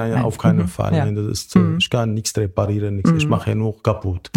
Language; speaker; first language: German; non-native, learner; Arabic